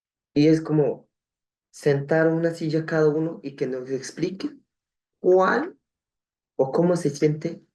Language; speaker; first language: Spanish; non-native, local second language; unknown